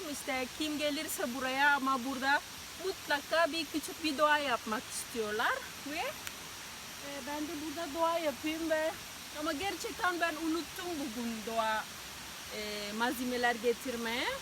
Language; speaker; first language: Turkish; non-native, learner; Indonesian